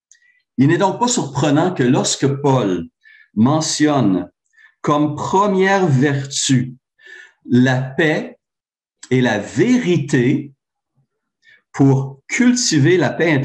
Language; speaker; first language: French; native; French